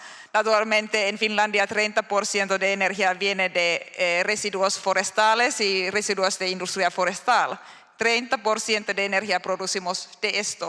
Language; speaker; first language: Spanish; non-native, learner; Finnish